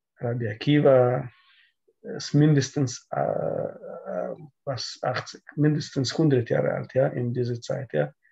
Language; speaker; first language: German; non-native, learner; Russian